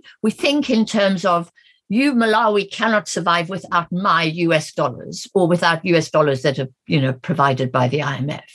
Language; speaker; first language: English; native; English